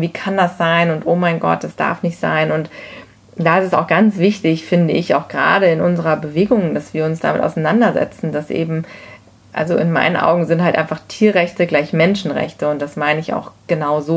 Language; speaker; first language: German; native; German